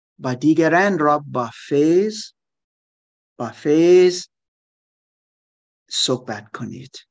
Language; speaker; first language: Persian; non-native, learner; German